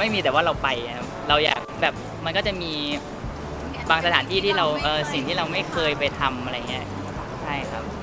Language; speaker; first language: Thai; native; Thai